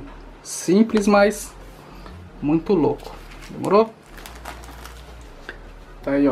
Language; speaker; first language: Portuguese; native; Portuguese